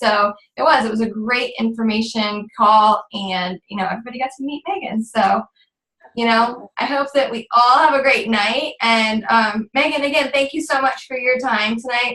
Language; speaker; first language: English; native; English